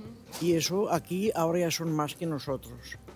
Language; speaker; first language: Spanish; native; Spanish